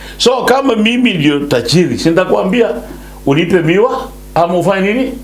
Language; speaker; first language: Swahili; non-native, local second language; Luyia